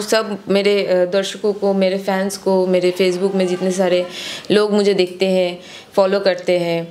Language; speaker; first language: Hindi; non-native, local second language; Bangla